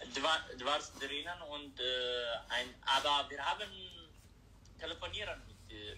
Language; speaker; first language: German; non-native, learner; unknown